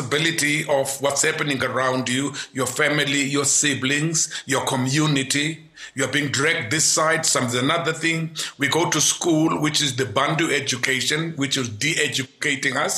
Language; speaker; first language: English; non-native, local second language; Xhosa